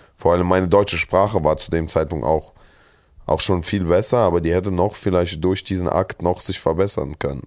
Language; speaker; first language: German; early bilingual, other home language; Russian